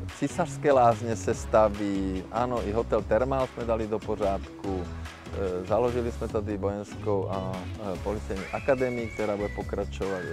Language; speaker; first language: Czech; non-native, local second language; Slovak